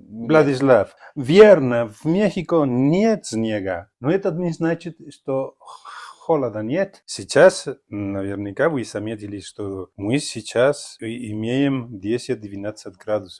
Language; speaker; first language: Russian; non-native, fluent; Spanish